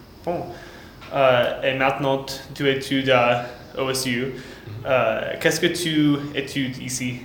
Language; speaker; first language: French; non-native, learner; English